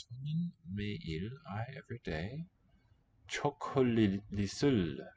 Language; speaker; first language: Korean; non-native, learner; English